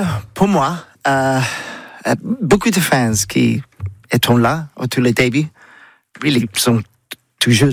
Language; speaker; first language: French; non-native, learner; English